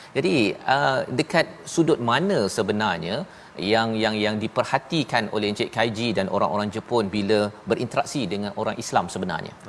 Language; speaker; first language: Malay; native; Malay